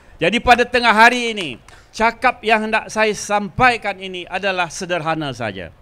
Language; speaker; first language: Malay; native; Malay